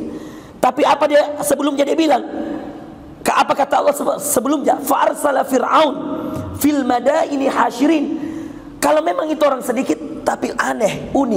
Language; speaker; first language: Indonesian; native; Indonesian